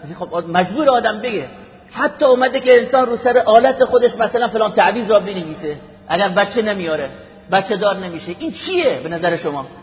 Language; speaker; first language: Persian; native; Persian